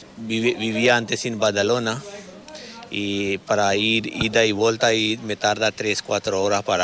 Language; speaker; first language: Spanish; non-native, learner; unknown